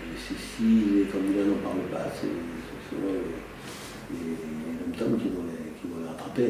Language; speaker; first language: French; native; French